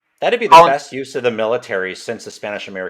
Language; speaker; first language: English; native; English